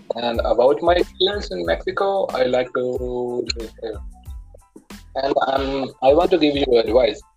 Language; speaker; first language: English; non-native, local second language; Punjabi